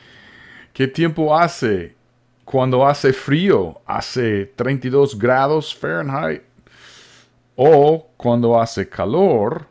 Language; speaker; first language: Spanish; non-native, fluent; English